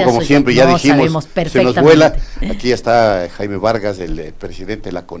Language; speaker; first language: Spanish; native; Spanish